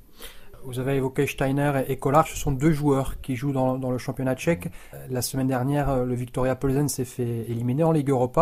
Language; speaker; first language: French; native; French